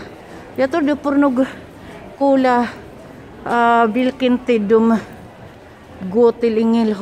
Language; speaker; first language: Swedish; non-native, learner; Filipino